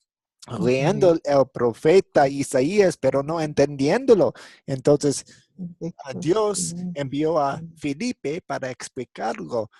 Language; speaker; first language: Spanish; non-native, fluent; English